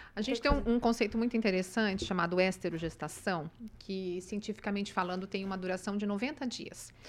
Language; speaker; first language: Portuguese; native; Portuguese